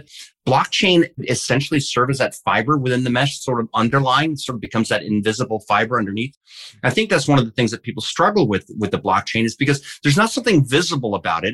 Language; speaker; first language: English; early bilingual, heritage; English